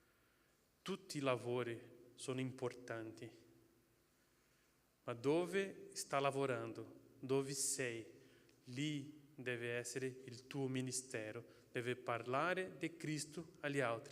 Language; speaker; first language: Italian; non-native, fluent; Portuguese